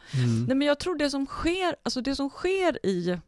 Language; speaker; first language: Swedish; early bilingual, other home language; Spanish